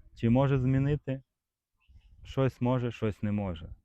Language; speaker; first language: Ukrainian; native; Ukrainian